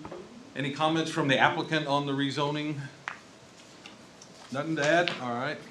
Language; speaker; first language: English; native; English